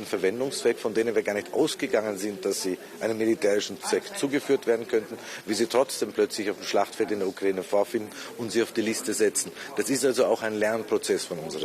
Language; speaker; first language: German; native; German